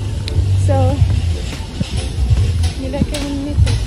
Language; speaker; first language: Spanish; early bilingual, heritage; Spanish